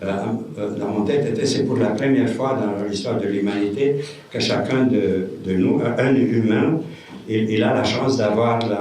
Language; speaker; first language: French; non-native, fluent; Romanian